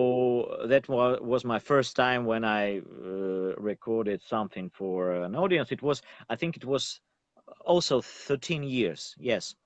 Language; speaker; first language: English; non-native, learner; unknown